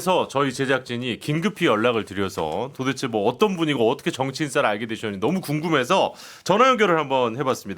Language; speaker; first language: Korean; native; Korean